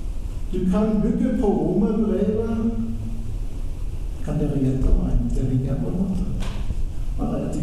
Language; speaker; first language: Norwegian; non-native, fluent; German